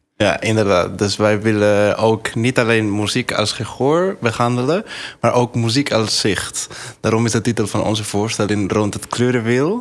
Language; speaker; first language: Dutch; non-native, fluent; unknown